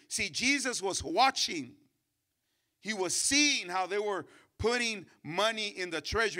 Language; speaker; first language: English; early bilingual, other home language; Spanish